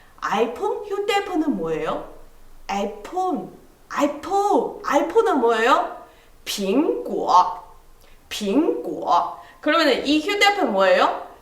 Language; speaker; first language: Korean; non-native, fluent; Chinese